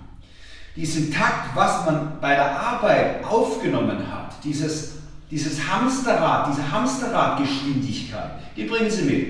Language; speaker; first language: German; native; German